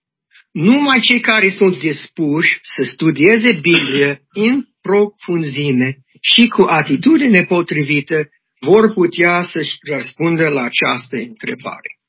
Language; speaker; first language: Romanian; non-native, learner; English